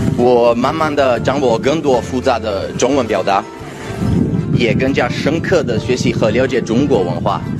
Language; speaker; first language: Chinese; non-native, fluent; Italian